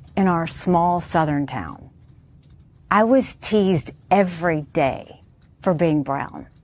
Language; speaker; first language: English; native; English